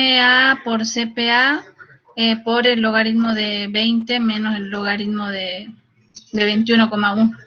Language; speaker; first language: Spanish; native; Spanish